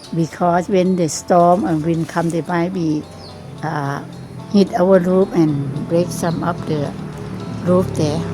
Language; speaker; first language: English; non-native, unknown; Thai